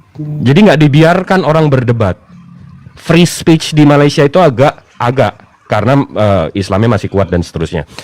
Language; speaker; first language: Indonesian; native; Indonesian